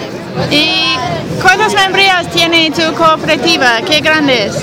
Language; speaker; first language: Spanish; non-native, learner; English